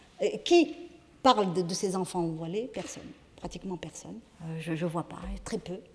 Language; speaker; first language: French; non-native, local second language; Arabic